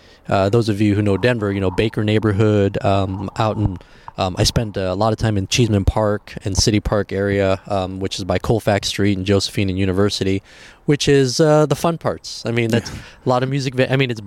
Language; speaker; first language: English; early bilingual, other home language; Spanish